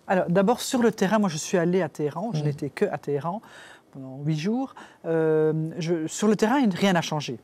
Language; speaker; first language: French; native; French